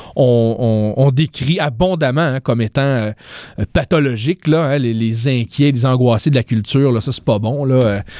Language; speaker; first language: French; native; French